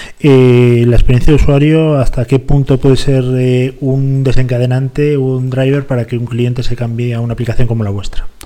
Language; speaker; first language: Spanish; native; Spanish